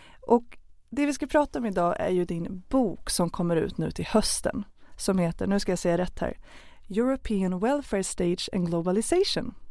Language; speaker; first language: Swedish; native; Swedish